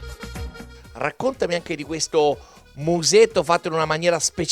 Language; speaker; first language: Italian; native; Italian